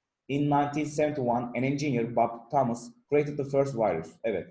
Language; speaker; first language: English; non-native, fluent; Turkish